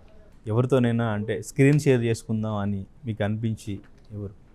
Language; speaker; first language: Telugu; native; Telugu